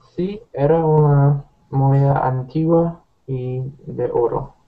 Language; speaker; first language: Spanish; non-native, learner; English